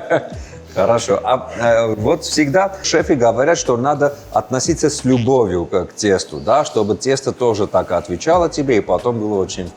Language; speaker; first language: Russian; non-native, fluent; Armenian